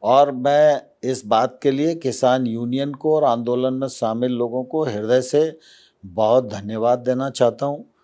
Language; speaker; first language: Hindi; native; Hindi